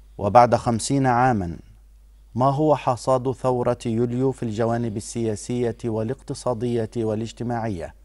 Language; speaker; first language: Arabic; native; Arabic